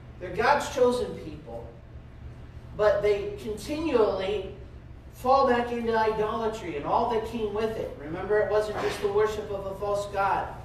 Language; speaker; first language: English; native; English